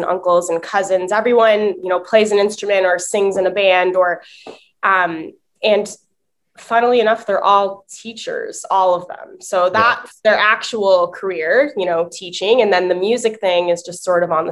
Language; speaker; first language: English; native; English